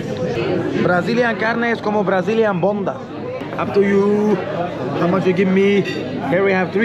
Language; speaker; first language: English; non-native, fluent; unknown